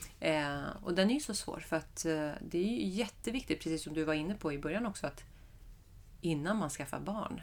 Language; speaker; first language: Swedish; early bilingual, other home language; Persian